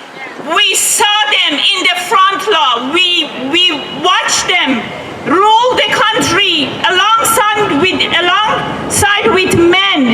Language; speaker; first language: English; non-native, fluent; Persian